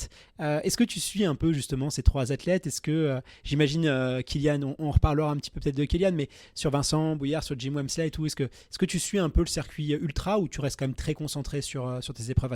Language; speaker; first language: French; native; French